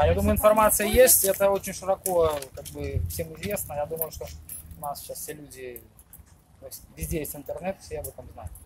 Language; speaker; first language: Russian; native; Russian